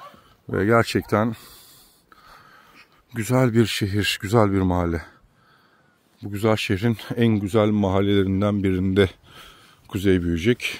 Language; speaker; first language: Turkish; native; Turkish